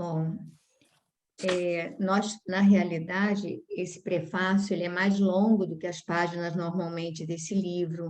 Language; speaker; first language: Portuguese; native; Portuguese